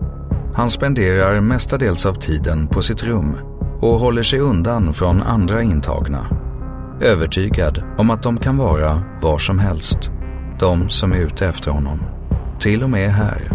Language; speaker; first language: Swedish; native; Swedish